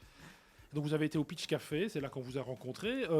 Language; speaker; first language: French; native; French